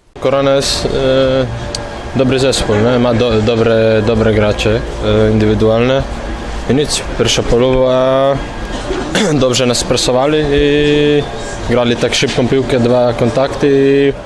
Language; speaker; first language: Polish; non-native, learner; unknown